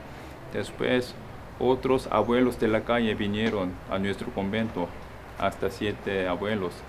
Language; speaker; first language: Spanish; non-native, fluent; Korean